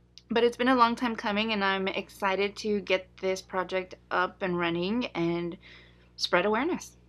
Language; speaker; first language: English; early bilingual, other home language; Spanish